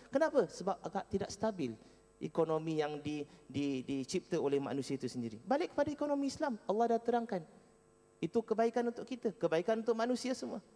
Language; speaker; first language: Malay; native; Malay